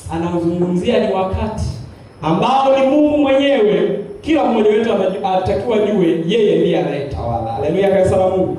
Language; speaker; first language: Swahili; native; Swahili